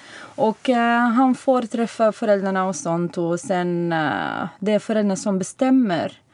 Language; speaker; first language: Swedish; non-native, fluent; Arabic